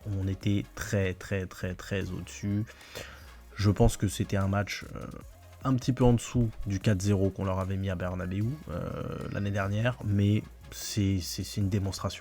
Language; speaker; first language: French; native; French